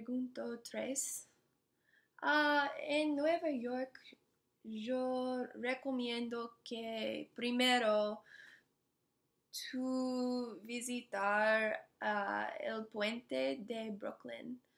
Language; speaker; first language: Spanish; non-native, learner; English